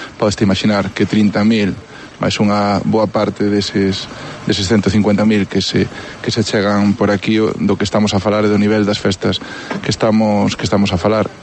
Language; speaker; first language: Galician; native; Galician